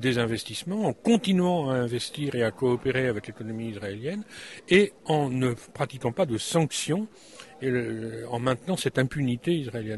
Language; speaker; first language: French; native; French